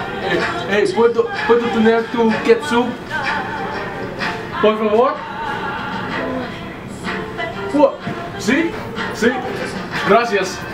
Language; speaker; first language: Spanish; non-native, learner; English